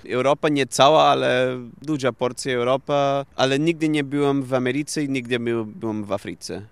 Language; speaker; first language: Polish; non-native, learner; Portuguese